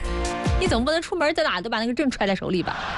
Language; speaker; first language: Chinese; native; Chinese